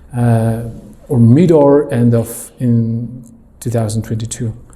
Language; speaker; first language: English; non-native, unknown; Mongolian